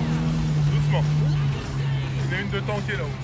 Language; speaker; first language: French; native; French